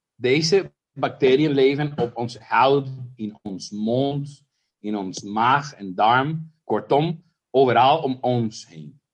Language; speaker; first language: Dutch; non-native, fluent; Spanish